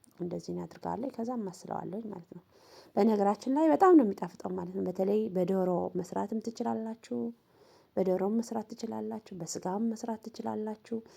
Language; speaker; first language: Amharic; non-native, local second language; Tigrinya